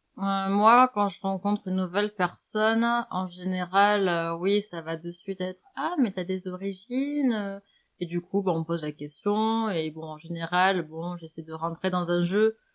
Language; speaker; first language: French; early bilingual, other home language; Malagasy